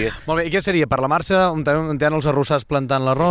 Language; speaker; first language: Catalan; native; Catalan